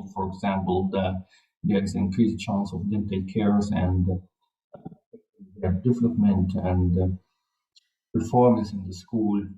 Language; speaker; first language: English; non-native, fluent; Arabic